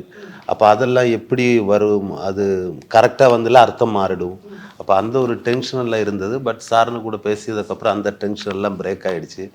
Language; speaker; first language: Tamil; non-native, learner; Malayalam